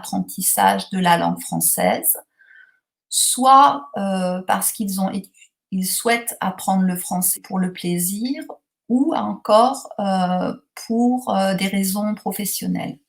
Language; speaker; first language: French; native; French